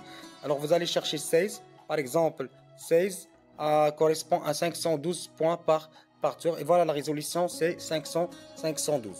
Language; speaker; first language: French; non-native, local second language; Arabic